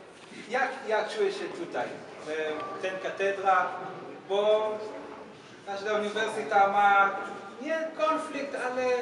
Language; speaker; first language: Polish; non-native, learner; Hebrew